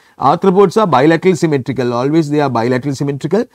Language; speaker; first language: English; non-native, local second language; Sinhala